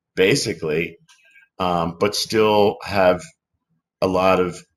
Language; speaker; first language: English; native; English